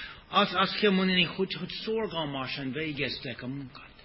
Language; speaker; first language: Hungarian; non-native, fluent; English